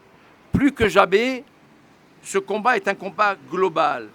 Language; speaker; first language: French; native; French